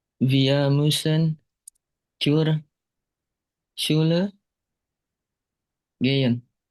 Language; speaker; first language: German; non-native, learner; Indonesian